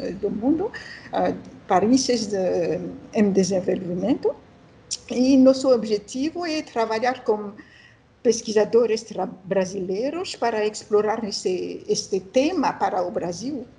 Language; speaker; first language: Portuguese; non-native, learner; French